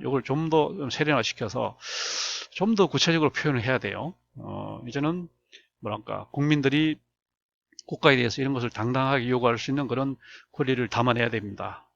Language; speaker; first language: Korean; native; Korean